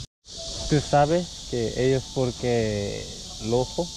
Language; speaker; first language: Spanish; non-native, learner; Korean